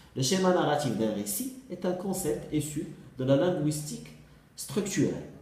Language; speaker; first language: French; non-native, local second language; Arabic